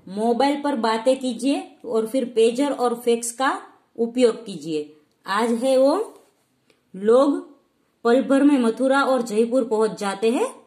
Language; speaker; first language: Hindi; non-native, local second language; Gujarati